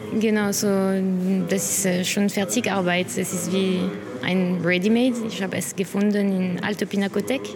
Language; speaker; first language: German; non-native, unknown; French